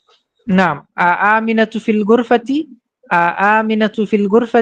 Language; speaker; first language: Arabic; non-native, fluent; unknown